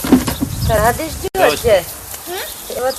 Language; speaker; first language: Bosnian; non-native, learner; Albanian